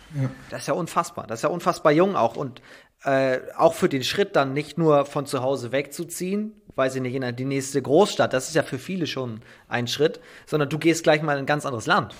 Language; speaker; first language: German; native; German